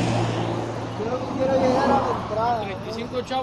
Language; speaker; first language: Spanish; native; Spanish